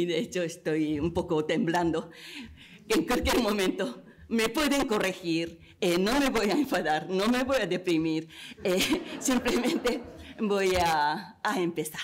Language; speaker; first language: Spanish; non-native, fluent; Japanese